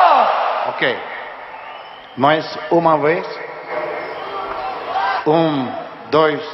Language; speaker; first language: Portuguese; non-native, learner; English